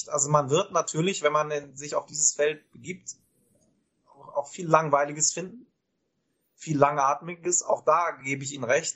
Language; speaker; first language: German; native; German